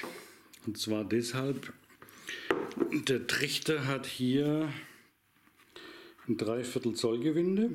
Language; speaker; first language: German; native; German